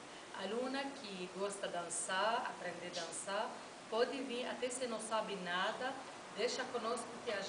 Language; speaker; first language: Portuguese; non-native, fluent; Arabic